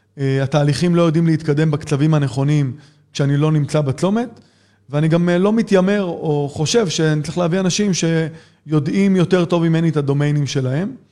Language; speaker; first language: Hebrew; native; Hebrew